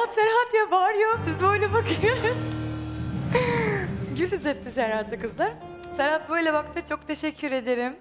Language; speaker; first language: Turkish; non-native, fluent; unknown